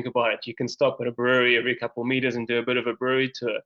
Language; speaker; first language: English; native; English